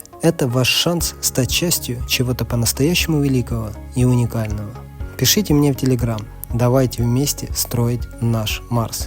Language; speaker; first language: Russian; native; Russian